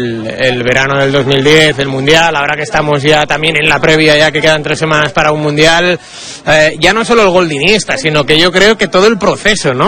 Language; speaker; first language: Spanish; native; Spanish